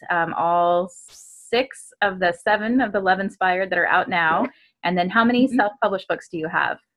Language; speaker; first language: English; native; English